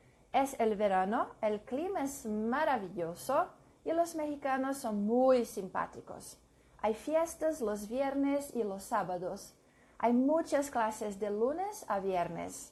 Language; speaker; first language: Spanish; non-native, learner; English